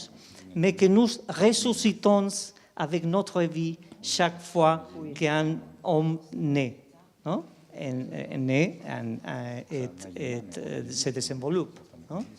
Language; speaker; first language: French; non-native, fluent; Spanish